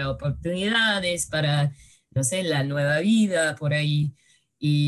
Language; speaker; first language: Spanish; early bilingual, heritage; English